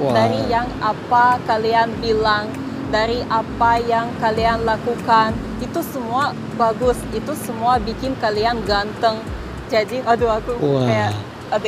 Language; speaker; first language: Indonesian; non-native, fluent; Russian